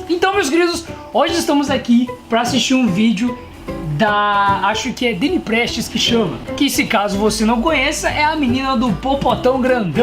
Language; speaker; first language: Portuguese; native; Portuguese